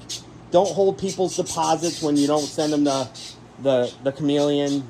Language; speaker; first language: English; native; English